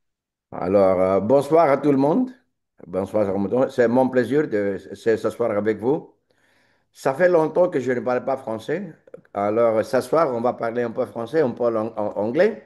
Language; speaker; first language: French; non-native, learner; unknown